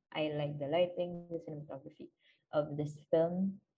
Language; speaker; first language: English; non-native, local second language; Filipino